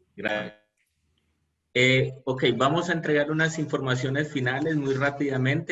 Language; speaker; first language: Spanish; native; Spanish